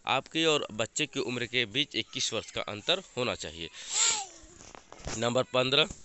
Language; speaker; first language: Hindi; native; Hindi